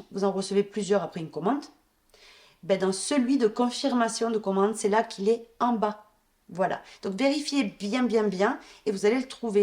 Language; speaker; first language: French; native; French